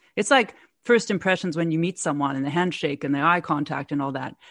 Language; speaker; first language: English; native; English